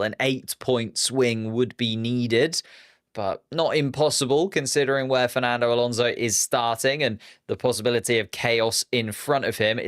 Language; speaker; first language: English; native; English